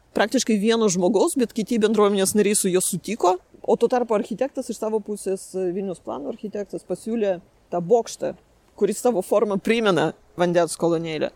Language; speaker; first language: Lithuanian; non-native, local second language; Russian